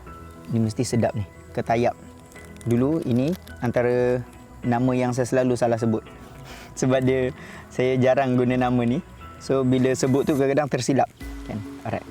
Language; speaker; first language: Malay; native; Malay